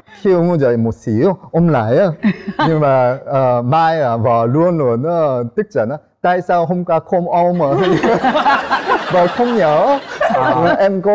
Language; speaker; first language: Vietnamese; non-native, learner; Korean